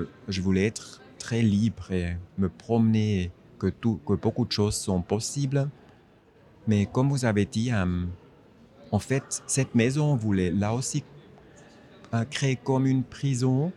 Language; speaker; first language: French; non-native, fluent; German